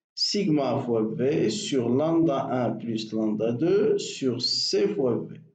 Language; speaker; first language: French; non-native, local second language; Arabic